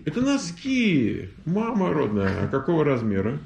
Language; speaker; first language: Russian; native; Russian